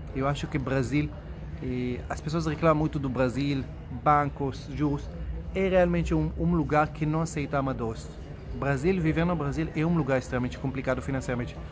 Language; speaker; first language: Portuguese; non-native, fluent; Hebrew